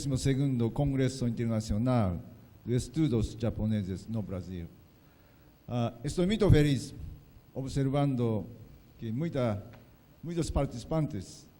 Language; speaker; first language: Portuguese; non-native, fluent; Japanese